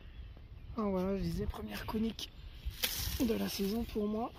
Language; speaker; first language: French; native; French